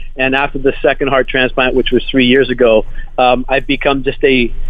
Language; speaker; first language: English; native; English